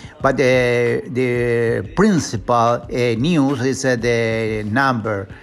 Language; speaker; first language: English; non-native, learner; Spanish